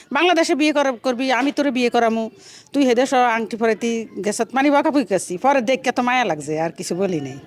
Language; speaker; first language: Bangla; native; Bangla